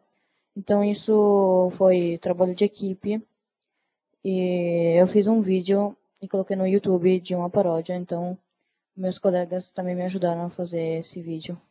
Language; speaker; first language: Portuguese; early bilingual, other home language; Italian